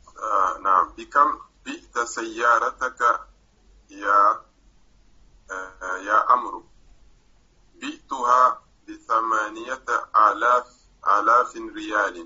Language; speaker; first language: Arabic; non-native, learner; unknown